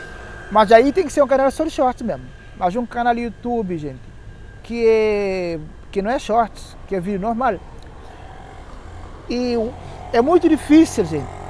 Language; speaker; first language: Portuguese; non-native, local second language; Kabuverdianu